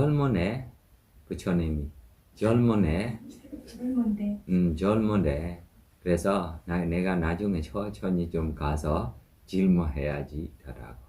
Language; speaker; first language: Korean; non-native, fluent; Burmese